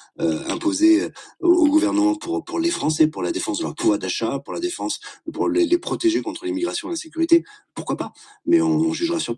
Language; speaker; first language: French; native; French